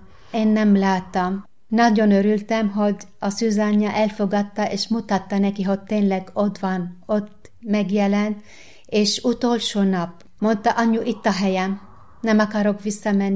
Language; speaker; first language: Hungarian; non-native, learner; Arabic